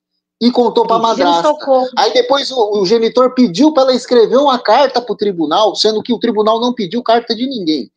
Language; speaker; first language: Portuguese; native; Portuguese